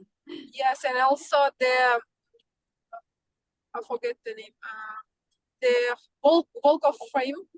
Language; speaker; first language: English; non-native, learner; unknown